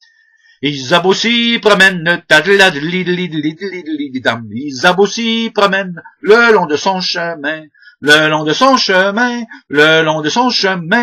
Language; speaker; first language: French; native; French